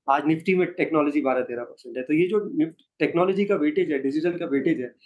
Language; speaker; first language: Hindi; native; Hindi